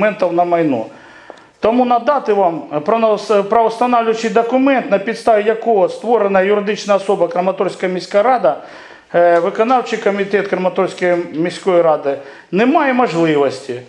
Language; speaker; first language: Ukrainian; non-native, local second language; Russian